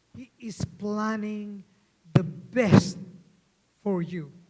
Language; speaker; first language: English; non-native, local second language; Filipino